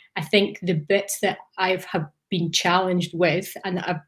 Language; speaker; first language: English; native; English